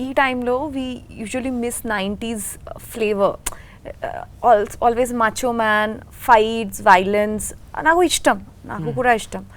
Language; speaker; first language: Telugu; non-native, learner; Bangla